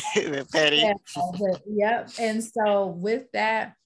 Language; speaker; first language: English; native; English